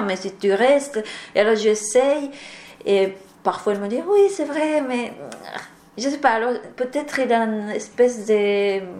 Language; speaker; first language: French; non-native, learner; Spanish